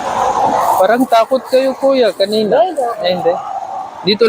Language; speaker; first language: Filipino; non-native, learner; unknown